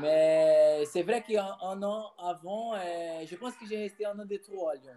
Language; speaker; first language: French; non-native, fluent; Portuguese